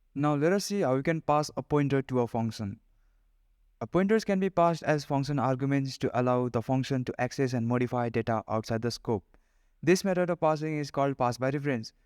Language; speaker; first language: English; non-native, local second language; Nepali